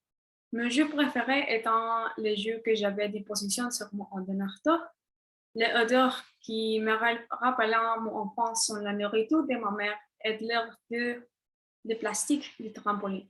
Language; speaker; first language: French; non-native, learner; Spanish